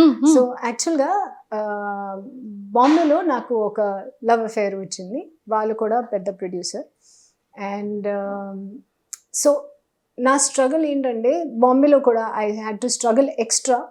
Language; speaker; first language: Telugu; non-native, learner; Hindi